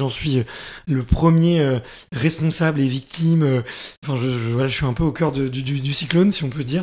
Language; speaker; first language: French; native; French